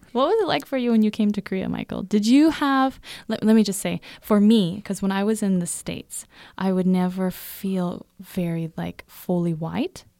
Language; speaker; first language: English; native; English